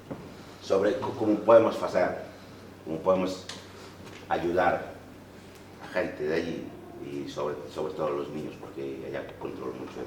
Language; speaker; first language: Spanish; non-native, fluent; Wolof